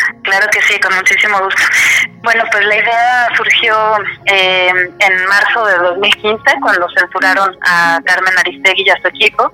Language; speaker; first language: Spanish; native; Spanish